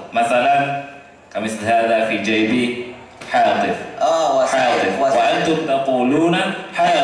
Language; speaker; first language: Arabic; non-native, fluent; Indonesian